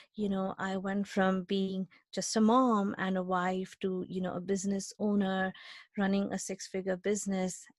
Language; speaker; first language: English; non-native, local second language; Hindi